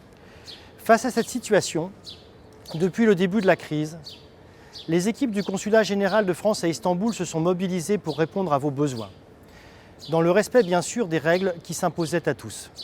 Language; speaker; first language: French; native; French